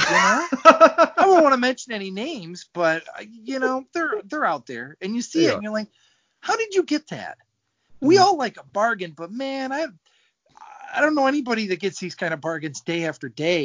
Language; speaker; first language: English; native; English